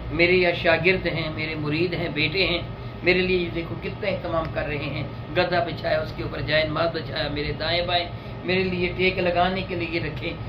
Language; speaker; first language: Urdu; non-native, local second language; Punjabi